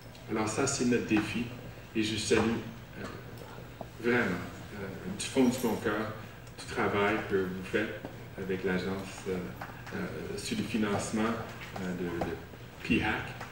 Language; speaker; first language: French; non-native, local second language; English